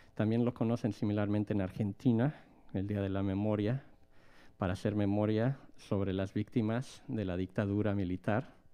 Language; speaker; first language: Spanish; native; Spanish